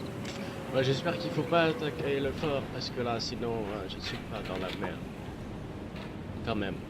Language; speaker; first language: French; native; French